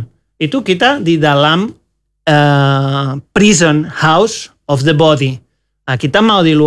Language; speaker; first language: Indonesian; non-native, learner; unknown